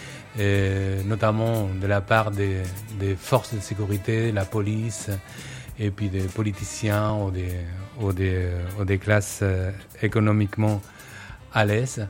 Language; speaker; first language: French; non-native, fluent; Spanish